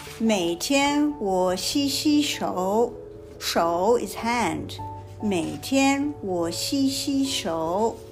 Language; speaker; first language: Chinese; non-native, fluent; English